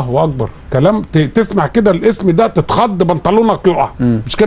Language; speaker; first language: Arabic; native; Arabic